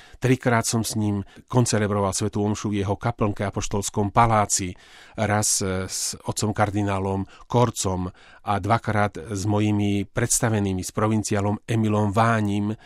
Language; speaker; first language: Slovak; native; Slovak